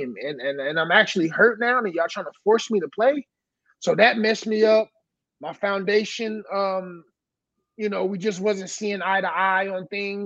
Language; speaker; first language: English; native; English